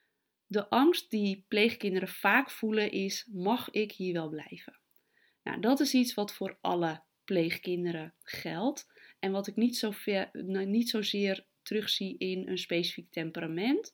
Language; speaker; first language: Dutch; native; Dutch